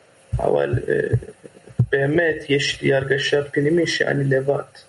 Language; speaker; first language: Hebrew; non-native, learner; Turkish